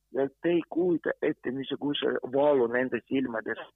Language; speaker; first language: Estonian; non-native, fluent; Ukrainian